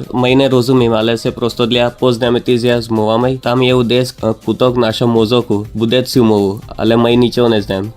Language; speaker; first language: Ukrainian; non-native, learner; Gujarati